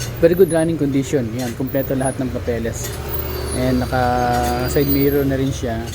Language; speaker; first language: Filipino; non-native, local second language; Cebuano